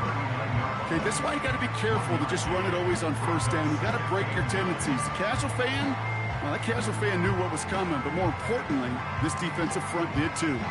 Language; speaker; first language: English; native; English